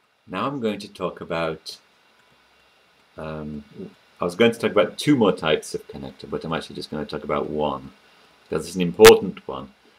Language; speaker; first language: English; native; English